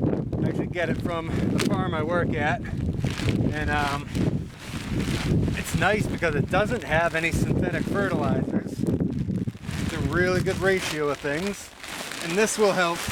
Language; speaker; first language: English; native; English